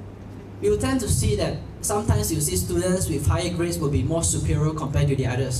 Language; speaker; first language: English; non-native, local second language; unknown